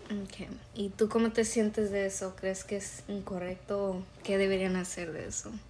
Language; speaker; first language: Spanish; early bilingual, heritage; Spanish